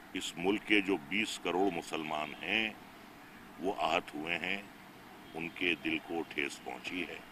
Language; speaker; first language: Hindi; native; Hindi